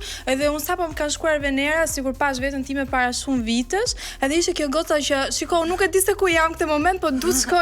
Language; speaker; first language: Albanian; native; Albanian